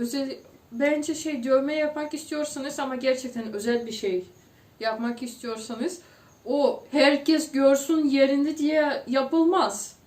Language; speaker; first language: Turkish; non-native, fluent; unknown